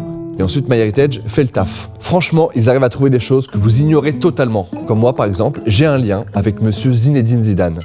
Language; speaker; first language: French; native; French